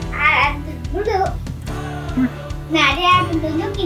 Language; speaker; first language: Malay; native; Malay